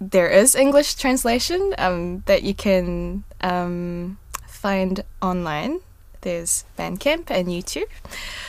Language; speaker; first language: English; non-native, local second language; Korean